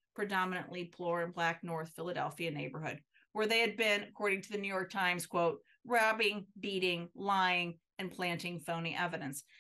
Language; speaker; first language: English; native; English